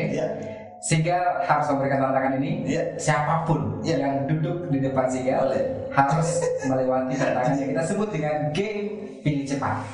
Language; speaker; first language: Indonesian; native; Indonesian